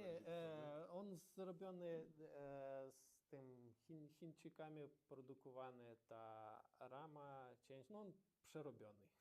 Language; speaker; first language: Polish; non-native, learner; Ukrainian